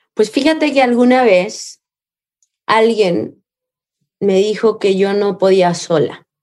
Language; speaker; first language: Spanish; native; Spanish